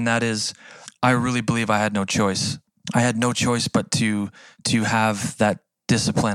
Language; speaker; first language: English; native; English